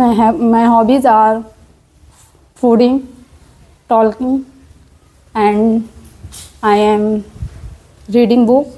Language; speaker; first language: English; non-native, learner; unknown